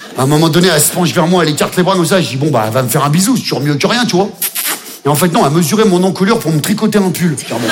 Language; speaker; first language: French; native; French